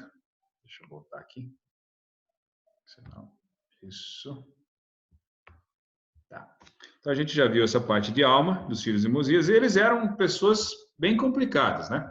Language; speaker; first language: Portuguese; native; Portuguese